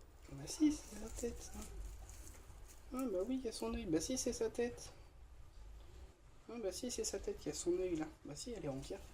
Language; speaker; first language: French; native; French